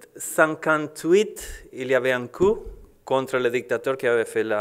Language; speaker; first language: French; non-native, learner; Spanish